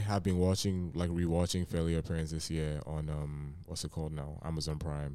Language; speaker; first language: English; non-native, local second language; Yoruba